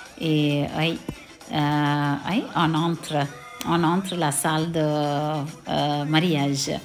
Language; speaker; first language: French; non-native, local second language; Tamil